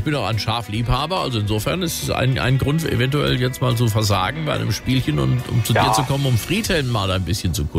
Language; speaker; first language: German; native; German